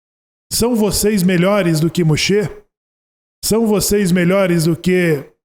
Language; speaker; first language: Portuguese; native; Portuguese